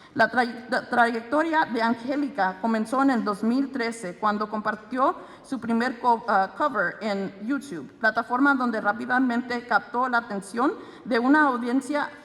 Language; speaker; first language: Spanish; early bilingual, other home language; English